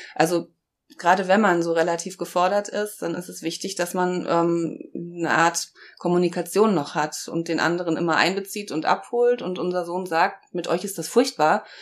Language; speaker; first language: German; native; German